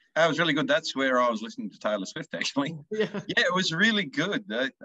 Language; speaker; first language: English; native; English